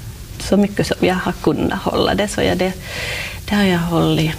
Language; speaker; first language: Swedish; non-native, local second language; Finnish